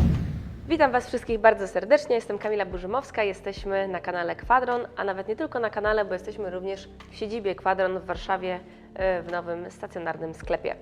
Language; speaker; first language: Polish; native; Polish